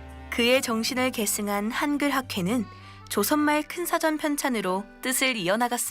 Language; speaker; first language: Korean; native; Korean